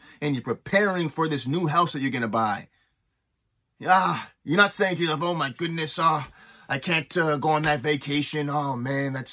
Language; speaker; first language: English; native; English